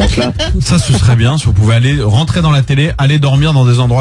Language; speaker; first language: French; native; French